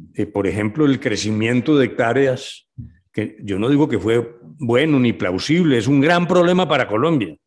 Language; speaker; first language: Spanish; native; Spanish